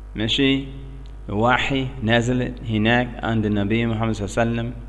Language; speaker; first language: Arabic; non-native, learner; English